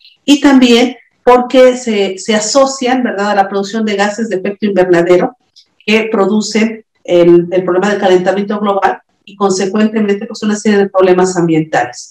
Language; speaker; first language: Spanish; native; Spanish